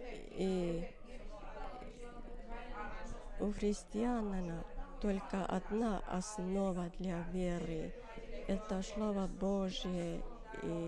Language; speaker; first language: Russian; non-native, learner; Finnish